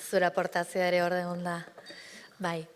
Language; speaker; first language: Basque; native; Basque